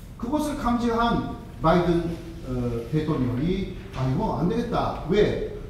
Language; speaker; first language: Korean; non-native, fluent; Japanese